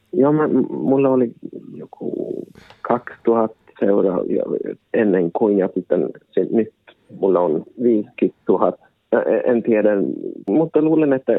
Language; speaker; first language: Finnish; non-native, local second language; Swedish